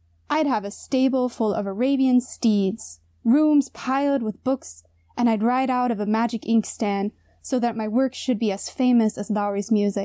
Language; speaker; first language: English; native; English